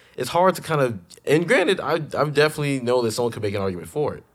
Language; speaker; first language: English; native; English